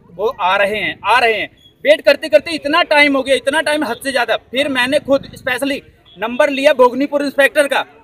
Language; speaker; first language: Hindi; native; Hindi